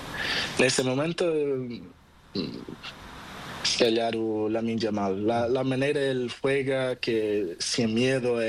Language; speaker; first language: Spanish; non-native, learner; Portuguese